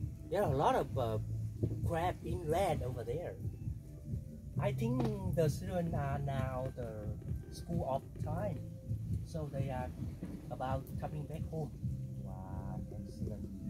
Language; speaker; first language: English; non-native, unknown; Vietnamese